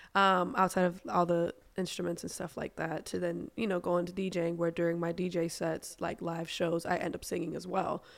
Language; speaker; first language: English; non-native, fluent; German